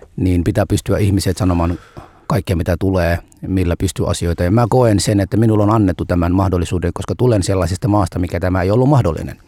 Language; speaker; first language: Finnish; non-native, fluent; Somali